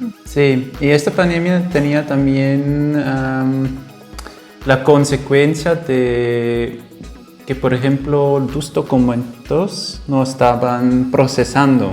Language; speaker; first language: Spanish; non-native, fluent; German